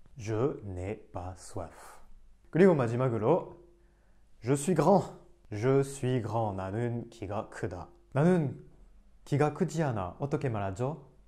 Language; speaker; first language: Korean; non-native, fluent; French